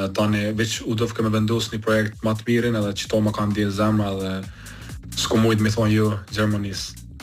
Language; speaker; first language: Albanian; early bilingual, heritage; Albanian